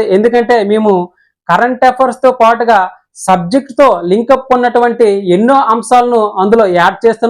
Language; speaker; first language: Telugu; native; Telugu